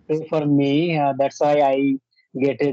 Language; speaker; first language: English; non-native, learner; Bangla